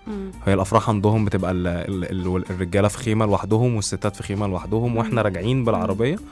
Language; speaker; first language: Arabic; native; Arabic